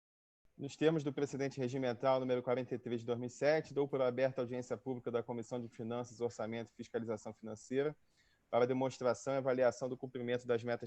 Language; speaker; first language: Portuguese; native; Portuguese